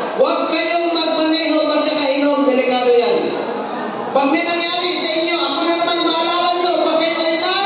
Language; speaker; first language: Filipino; non-native, local second language; Cebuano